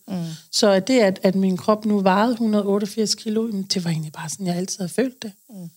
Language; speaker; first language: Danish; native; Danish